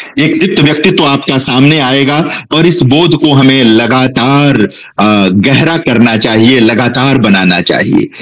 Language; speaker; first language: Hindi; non-native, local second language; Bhojpuri